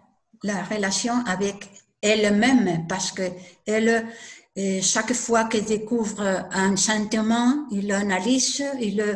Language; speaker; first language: French; non-native, learner; Spanish